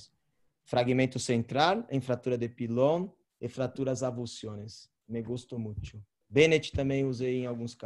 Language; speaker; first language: Spanish; non-native, learner; Portuguese